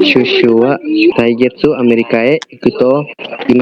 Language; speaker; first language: Japanese; non-native, learner; Indonesian